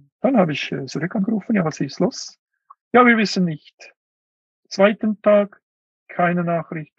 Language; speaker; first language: German; non-native, fluent; Uyghur